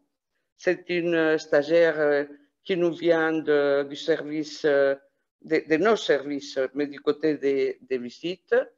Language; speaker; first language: French; non-native, fluent; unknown